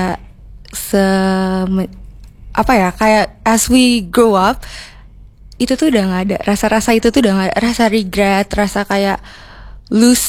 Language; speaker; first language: Indonesian; native; Indonesian